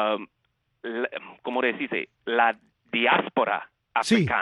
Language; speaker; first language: Spanish; early bilingual, heritage; Spanish